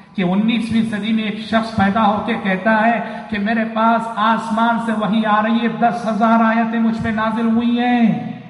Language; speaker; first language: Urdu; native; Urdu